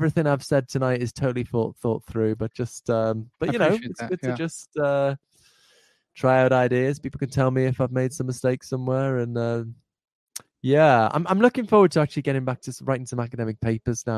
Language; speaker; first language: English; native; English